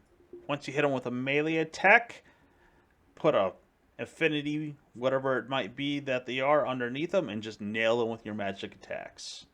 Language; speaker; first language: English; native; English